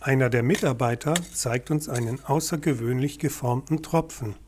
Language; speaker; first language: German; native; German